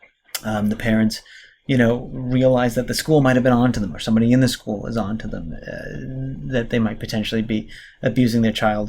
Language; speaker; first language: English; native; English